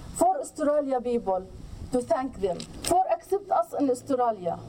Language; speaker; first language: English; non-native, learner; Arabic